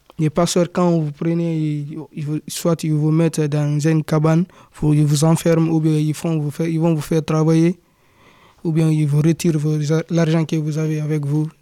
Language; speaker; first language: French; non-native, local second language; Fula